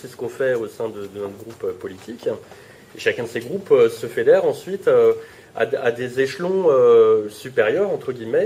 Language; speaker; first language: French; native; French